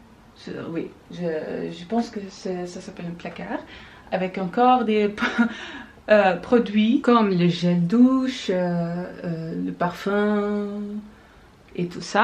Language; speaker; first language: French; non-native, learner; Dutch